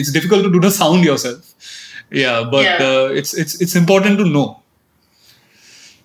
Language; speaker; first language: English; non-native, local second language; Assamese